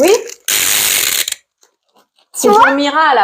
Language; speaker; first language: French; native; French